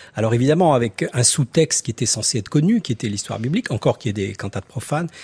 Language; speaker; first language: French; native; French